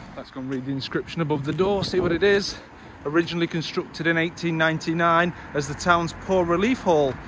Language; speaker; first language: English; native; English